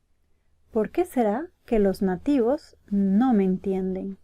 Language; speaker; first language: Spanish; non-native, fluent; Portuguese